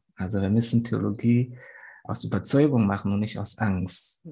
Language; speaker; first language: German; non-native, fluent; Swahili